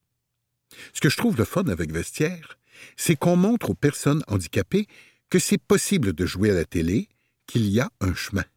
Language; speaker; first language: French; native; French